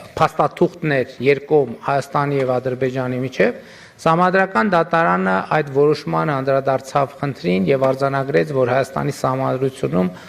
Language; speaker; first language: Armenian; native; Armenian